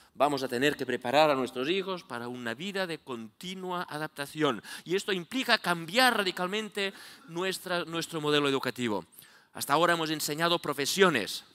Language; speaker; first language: Spanish; native; Spanish